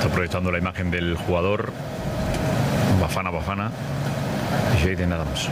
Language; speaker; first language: Spanish; native; Spanish